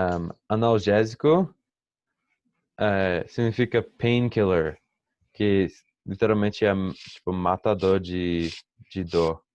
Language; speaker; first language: Portuguese; non-native, fluent; English